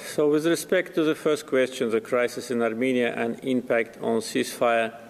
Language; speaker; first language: English; non-native, fluent; Azerbaijani